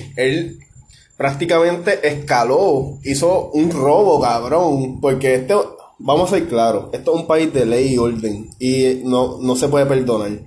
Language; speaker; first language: Spanish; native; Spanish